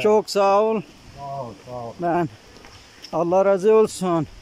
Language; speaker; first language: Turkish; non-native, learner; Pashto